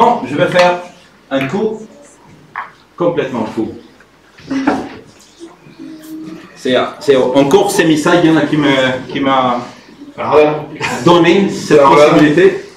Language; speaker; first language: French; non-native, fluent; Swedish